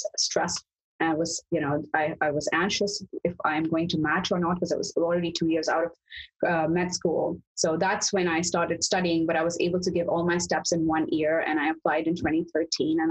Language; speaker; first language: English; non-native, local second language; Urdu